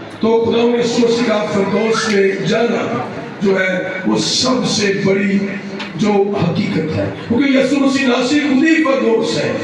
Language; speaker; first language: Urdu; non-native, local second language; Punjabi